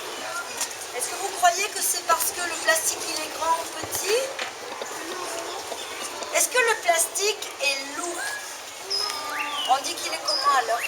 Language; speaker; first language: French; native; French